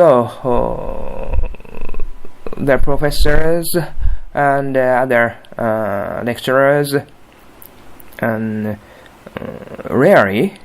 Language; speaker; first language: English; non-native, learner; Japanese